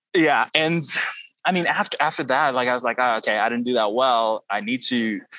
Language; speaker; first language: English; non-native, local second language; Urdu